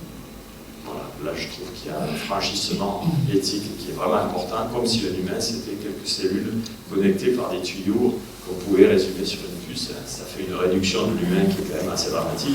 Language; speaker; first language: French; native; French